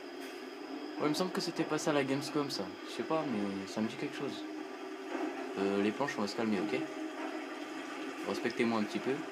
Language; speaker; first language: French; native; French